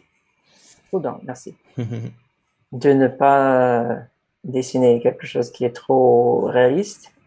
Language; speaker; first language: French; non-native, fluent; English